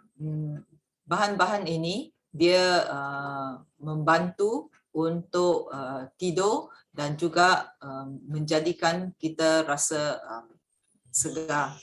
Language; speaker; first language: Malay; native; Malay